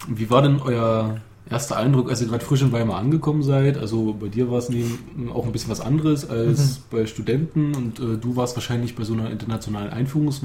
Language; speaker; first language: German; native; German